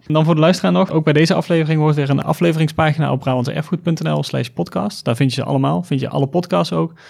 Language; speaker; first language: Dutch; native; Dutch